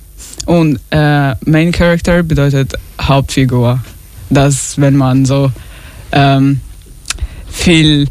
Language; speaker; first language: German; early bilingual, other home language; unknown